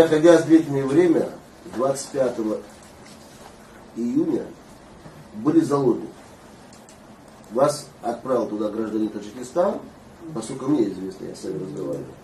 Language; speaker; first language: Russian; non-native, fluent; Tajik